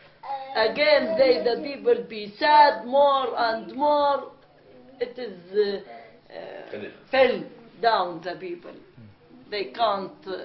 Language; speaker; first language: English; non-native, learner; Arabic